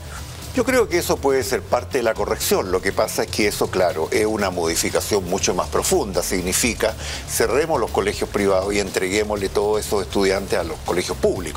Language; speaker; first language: Spanish; native; Spanish